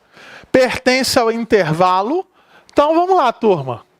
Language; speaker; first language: Portuguese; native; Portuguese